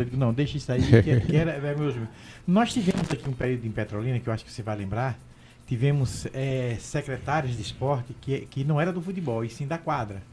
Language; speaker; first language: Portuguese; native; Portuguese